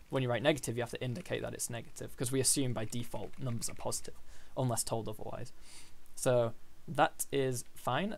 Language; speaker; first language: English; native; English